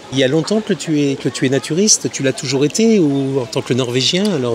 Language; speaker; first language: French; native; French